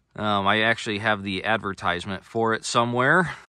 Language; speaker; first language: English; native; English